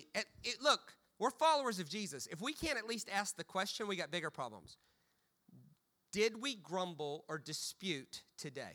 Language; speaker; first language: English; native; English